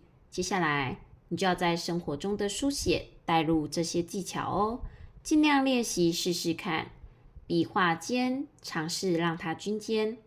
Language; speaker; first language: Chinese; native; Chinese